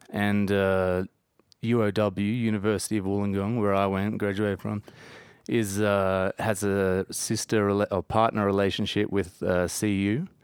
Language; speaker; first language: English; native; English